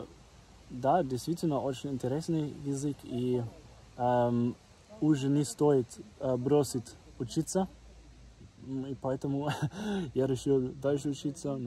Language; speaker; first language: Russian; non-native, learner; German